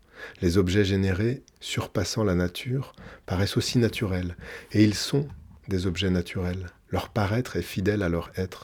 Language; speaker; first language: French; native; French